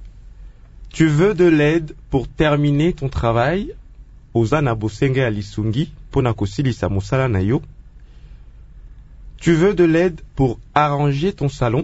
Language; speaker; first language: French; non-native, local second language; Lingala